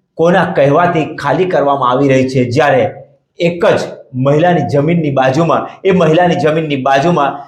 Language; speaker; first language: Gujarati; native; Gujarati